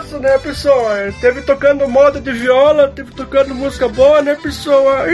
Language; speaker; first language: Portuguese; native; Portuguese